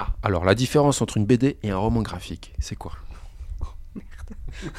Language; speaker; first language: French; native; French